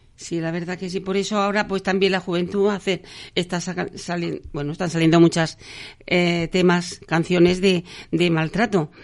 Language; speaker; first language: Spanish; native; Spanish